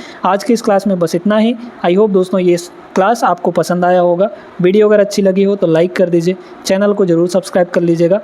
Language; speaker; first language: Hindi; native; Hindi